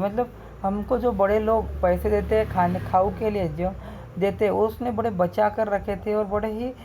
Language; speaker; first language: Hindi; non-native, local second language; Marathi